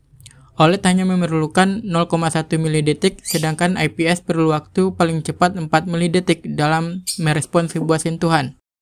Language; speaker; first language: Indonesian; native; Indonesian